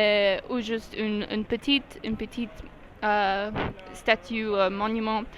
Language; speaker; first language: French; non-native, learner; English